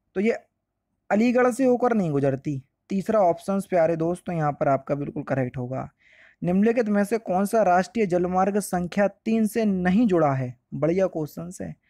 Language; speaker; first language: Hindi; native; Hindi